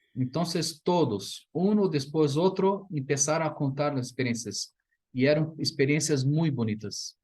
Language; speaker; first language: Spanish; non-native, fluent; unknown